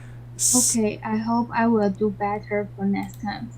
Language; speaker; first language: English; non-native, learner; Chinese